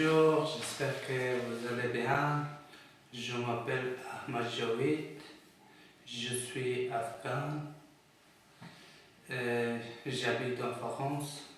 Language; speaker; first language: French; non-native, learner; Persian